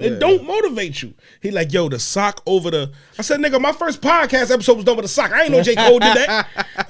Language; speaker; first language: English; native; English